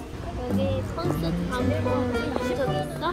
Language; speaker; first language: Korean; non-native, learner; Dutch